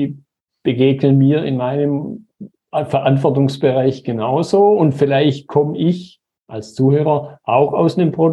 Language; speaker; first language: German; native; German